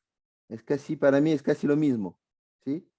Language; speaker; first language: Spanish; non-native, fluent; French